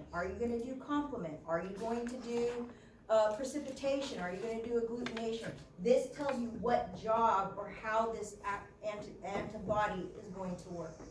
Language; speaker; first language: English; native; English